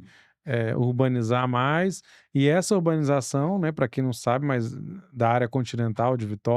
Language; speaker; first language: Portuguese; native; Portuguese